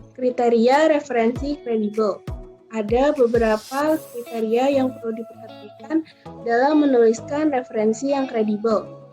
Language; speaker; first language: Indonesian; native; Indonesian